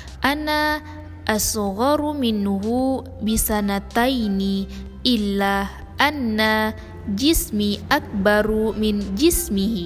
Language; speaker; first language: Arabic; non-native, learner; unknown